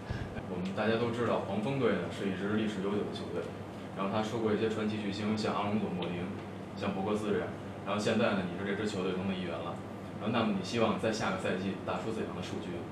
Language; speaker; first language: Chinese; native; Chinese